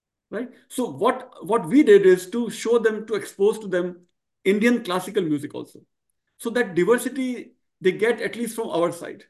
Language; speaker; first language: English; non-native, local second language; Marwari